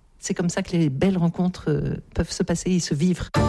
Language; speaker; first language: French; native; French